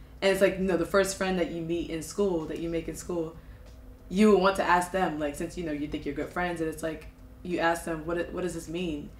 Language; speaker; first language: English; early bilingual, other home language; Japanese